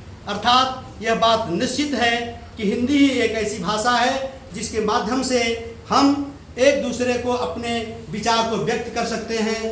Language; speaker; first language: Hindi; native; Hindi